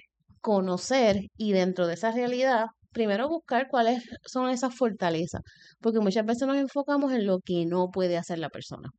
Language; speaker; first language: Spanish; native; Spanish